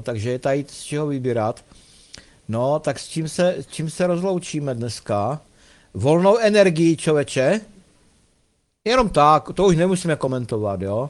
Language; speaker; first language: Czech; native; Czech